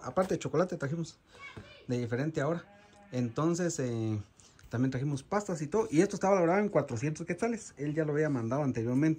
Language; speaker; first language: Spanish; native; Spanish